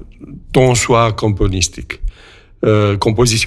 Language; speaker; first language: French; non-native, fluent; Romanian